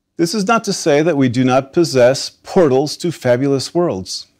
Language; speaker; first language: English; native; English